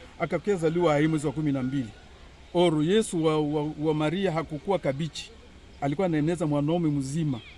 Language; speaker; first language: Swahili; native; Swahili